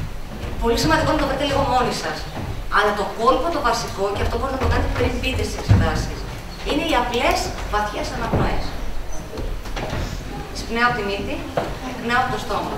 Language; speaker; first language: Greek; native; Greek